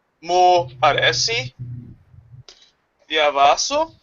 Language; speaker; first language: Greek; non-native, learner; English